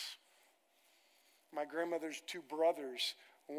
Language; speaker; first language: English; native; English